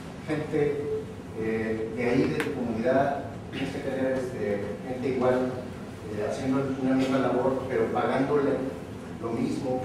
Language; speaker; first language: Spanish; native; Spanish